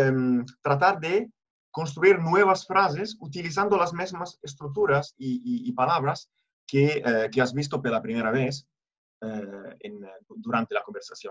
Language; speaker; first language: Spanish; non-native, fluent; Italian